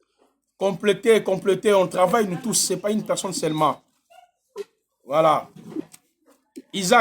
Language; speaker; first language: French; non-native, local second language; Lingala